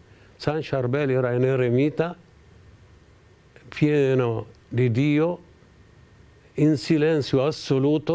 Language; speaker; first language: Italian; non-native, fluent; Arabic